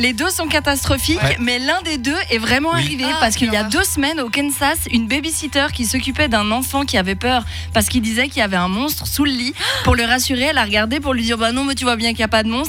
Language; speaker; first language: French; native; French